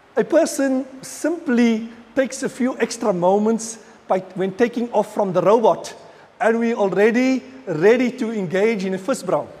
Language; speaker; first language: English; native; English